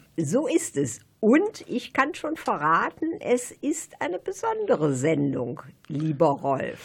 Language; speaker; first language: German; native; German